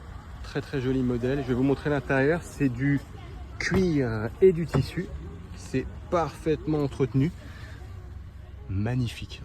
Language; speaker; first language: French; native; French